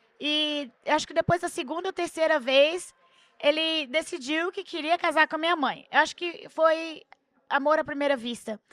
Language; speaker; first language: Portuguese; early bilingual, heritage; Portuguese